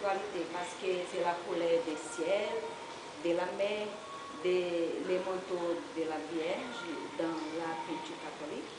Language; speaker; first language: French; non-native, learner; Portuguese